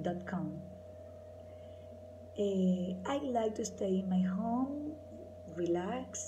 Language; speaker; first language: English; non-native, learner; Spanish